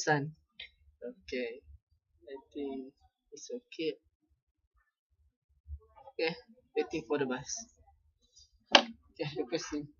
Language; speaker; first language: English; non-native, local second language; Malay